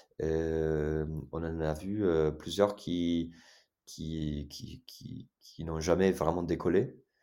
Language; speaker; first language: French; non-native, fluent; Italian